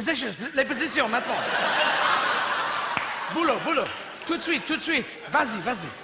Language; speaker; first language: French; non-native, fluent; English